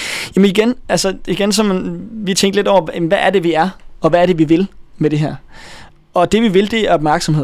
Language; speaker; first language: Danish; native; Danish